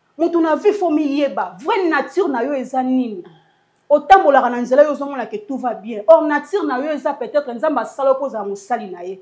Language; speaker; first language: Lingala; native; Lingala